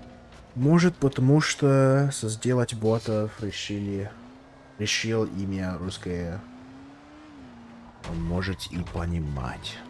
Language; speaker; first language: Russian; non-native, learner; English